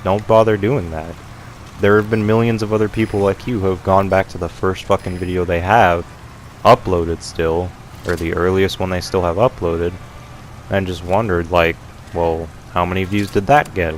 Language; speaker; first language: English; native; English